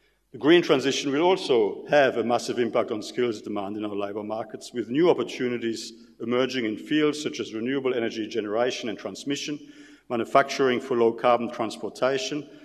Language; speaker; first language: English; non-native, fluent; German